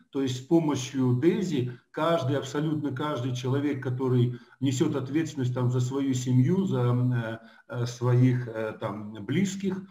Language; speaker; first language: Russian; native; Russian